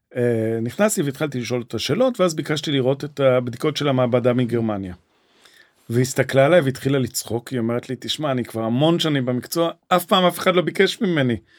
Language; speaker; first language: Hebrew; native; Hebrew